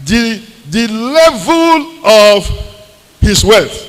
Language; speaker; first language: English; non-native, local second language; Yoruba